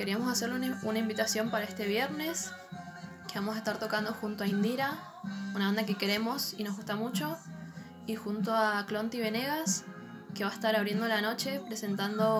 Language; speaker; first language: Spanish; native; Spanish